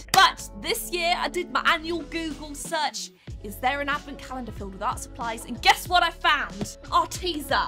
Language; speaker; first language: English; native; English